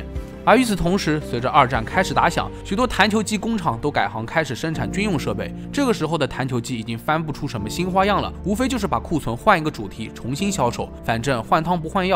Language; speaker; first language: Chinese; native; Chinese